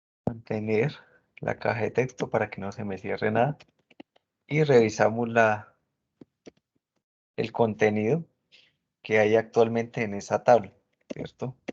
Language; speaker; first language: Spanish; native; Spanish